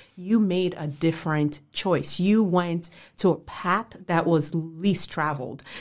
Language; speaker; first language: English; early bilingual, other home language; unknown